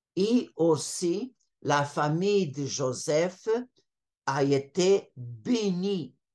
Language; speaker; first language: French; non-native, fluent; Portuguese